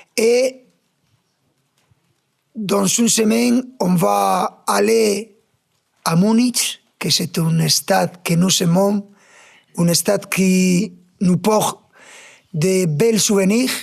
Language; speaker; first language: French; non-native, fluent; Spanish